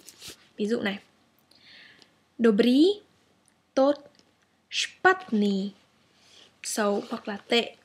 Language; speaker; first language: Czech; non-native, fluent; Vietnamese